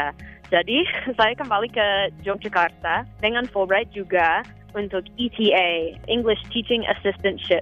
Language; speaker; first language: Indonesian; non-native, fluent; English